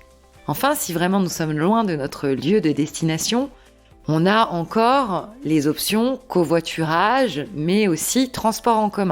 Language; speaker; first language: French; native; French